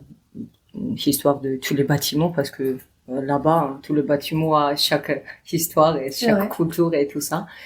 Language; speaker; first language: French; non-native, learner; Georgian